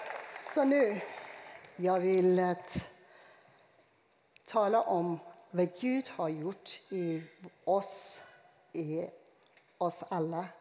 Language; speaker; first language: Swedish; non-native, fluent; Persian